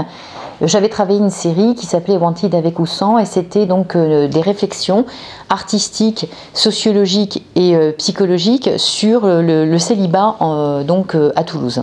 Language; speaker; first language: French; native; French